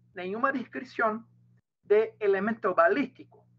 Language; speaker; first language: Spanish; non-native, learner; Portuguese